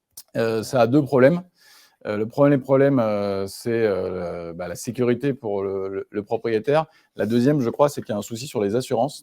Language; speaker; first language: French; native; French